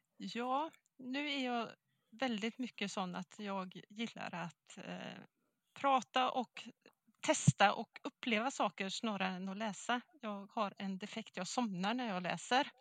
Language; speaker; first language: Swedish; native; Swedish